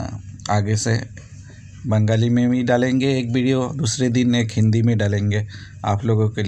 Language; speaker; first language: Hindi; non-native, local second language; Bangla